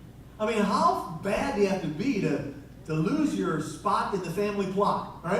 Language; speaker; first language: English; native; English